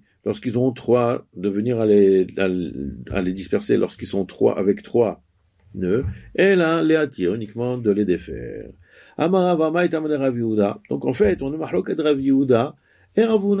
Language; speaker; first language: French; native; French